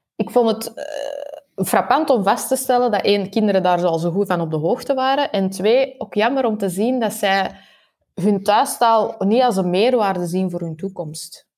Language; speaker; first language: Dutch; native; Dutch